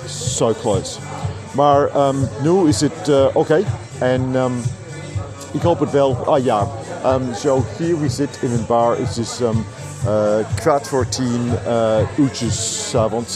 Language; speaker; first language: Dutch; non-native, learner; English